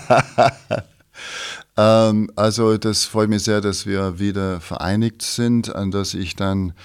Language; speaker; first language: German; non-native, fluent; English